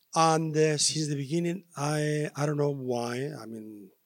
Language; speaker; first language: English; non-native, learner; Spanish